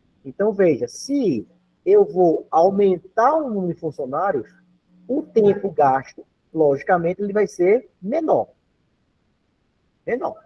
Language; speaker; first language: Portuguese; native; Portuguese